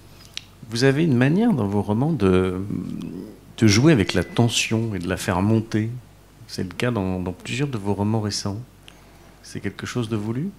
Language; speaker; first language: French; native; French